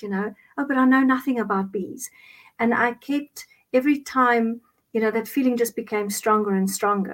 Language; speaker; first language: English; non-native, local second language; Afrikaans